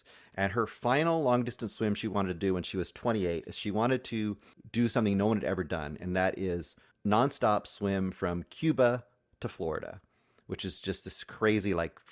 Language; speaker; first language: English; native; English